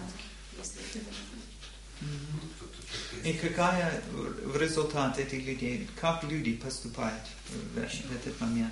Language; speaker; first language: Russian; non-native, learner; English